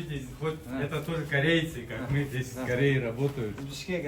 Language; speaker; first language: Russian; non-native, local second language; Kyrgyz